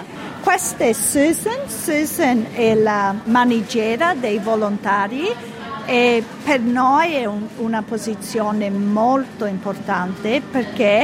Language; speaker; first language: Italian; early bilingual, heritage; Italian